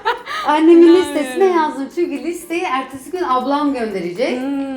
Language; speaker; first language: Turkish; early bilingual, heritage; Turkish